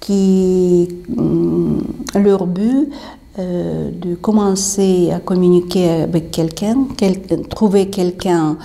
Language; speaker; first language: French; non-native, fluent; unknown